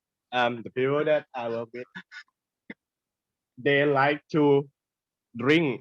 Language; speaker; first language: English; non-native, learner; Thai